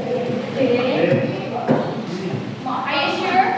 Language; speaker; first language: English; non-native, fluent; Indonesian